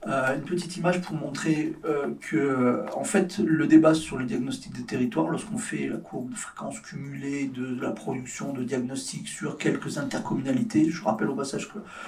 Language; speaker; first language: French; native; French